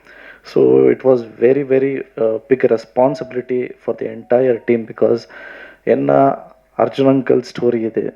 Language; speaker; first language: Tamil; non-native, local second language; Kannada